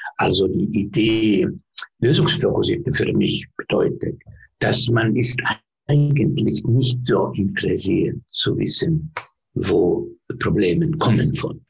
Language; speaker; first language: German; non-native, learner; Finnish